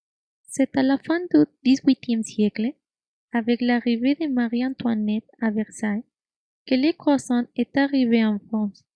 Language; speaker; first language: French; non-native, fluent; Spanish